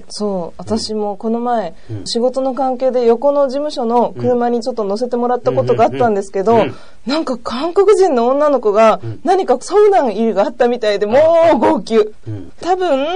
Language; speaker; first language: Japanese; native; Japanese